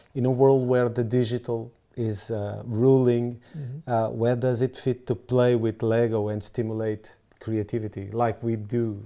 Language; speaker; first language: English; non-native, fluent; Portuguese